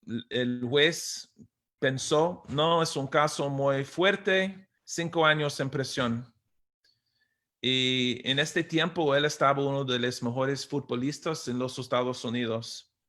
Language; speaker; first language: Spanish; non-native, fluent; English